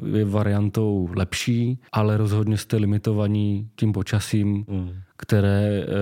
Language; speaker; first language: Czech; native; Czech